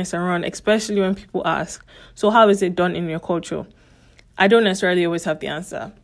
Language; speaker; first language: English; native; English